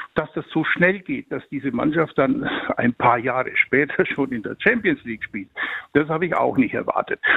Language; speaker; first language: German; native; German